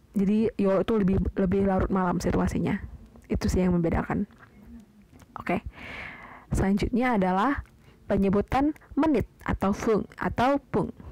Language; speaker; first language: Indonesian; native; Indonesian